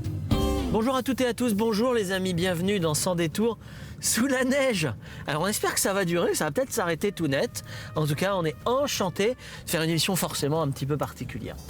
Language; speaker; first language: French; native; French